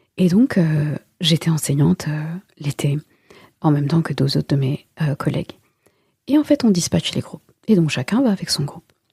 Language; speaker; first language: French; early bilingual, other home language; Wolof